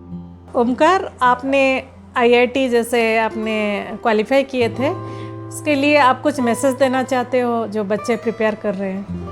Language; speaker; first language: Hindi; non-native, local second language; Odia